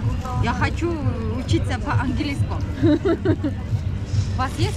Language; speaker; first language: Russian; non-native, learner; Kyrgyz